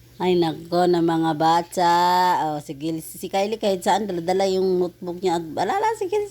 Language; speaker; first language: Filipino; native; Filipino